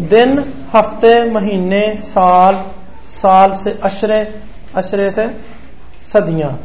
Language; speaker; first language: Urdu; non-native, local second language; Punjabi